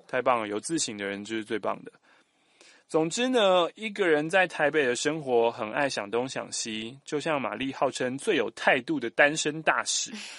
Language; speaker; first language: Chinese; native; Chinese